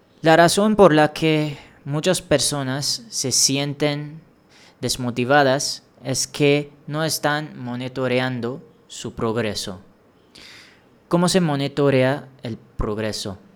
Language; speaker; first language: Spanish; non-native, fluent; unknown